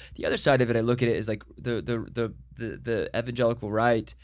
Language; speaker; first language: English; native; English